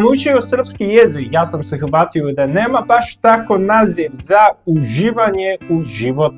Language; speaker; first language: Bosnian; non-native, learner; Korean